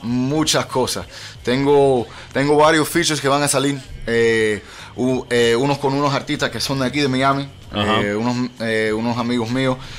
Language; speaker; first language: Spanish; early bilingual, heritage; Spanish